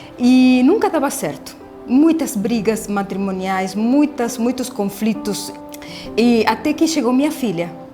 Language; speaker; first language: Portuguese; non-native, fluent; Spanish